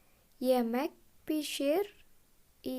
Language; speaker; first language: Turkish; non-native, fluent; Indonesian